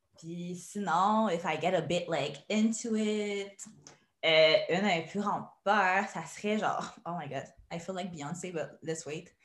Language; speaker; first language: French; native; French